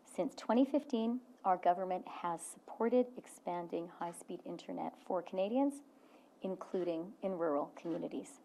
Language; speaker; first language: English; native; English